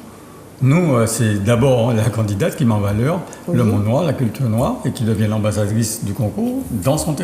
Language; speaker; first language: French; native; French